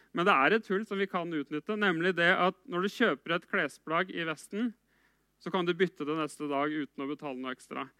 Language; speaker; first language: Norwegian; native; Norwegian